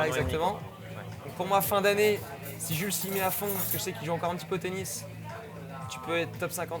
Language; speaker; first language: French; native; French